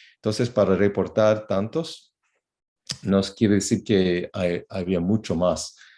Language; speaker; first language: Spanish; non-native, fluent; English